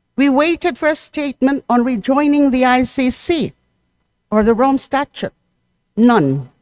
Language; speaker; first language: English; non-native, local second language; Filipino